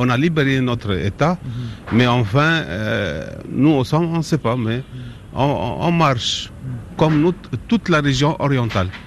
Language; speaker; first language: French; non-native, learner; Arabic